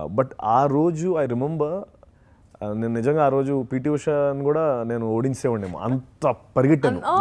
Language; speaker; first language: Telugu; native; Telugu